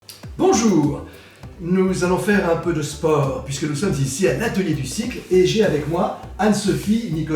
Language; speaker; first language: French; native; French